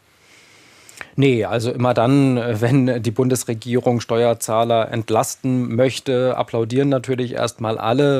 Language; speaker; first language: German; native; German